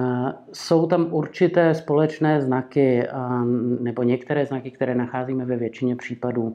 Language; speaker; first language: Czech; native; Czech